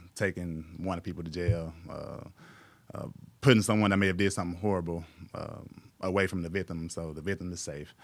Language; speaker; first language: English; native; English